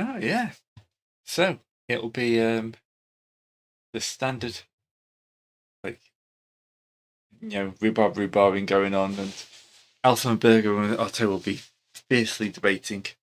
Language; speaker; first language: English; native; English